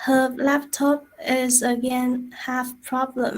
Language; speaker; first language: English; non-native, learner; Vietnamese